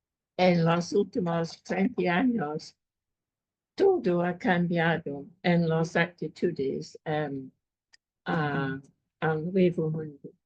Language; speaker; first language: Spanish; non-native, fluent; English